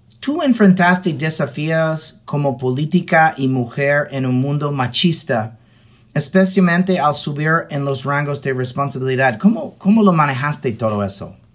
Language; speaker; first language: Spanish; non-native, fluent; English